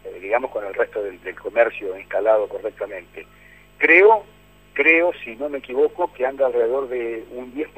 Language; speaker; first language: Spanish; native; Spanish